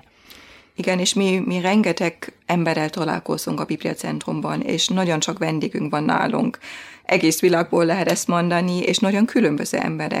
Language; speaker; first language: Hungarian; non-native, fluent; German